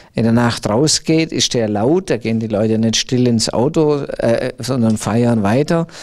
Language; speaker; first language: German; native; German